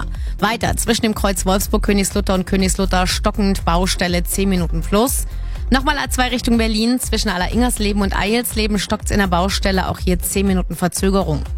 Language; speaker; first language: German; native; German